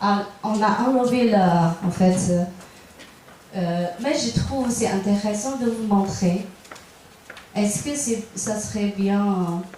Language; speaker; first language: French; non-native, fluent; Chinese